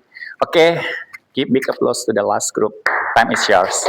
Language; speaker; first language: English; non-native, fluent; Indonesian